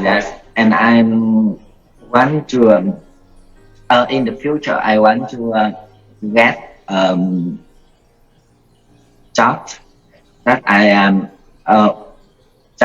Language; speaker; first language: English; non-native, learner; Vietnamese